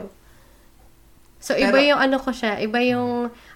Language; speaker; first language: English; non-native, local second language; Filipino